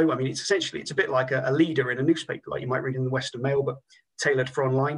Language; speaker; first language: English; native; English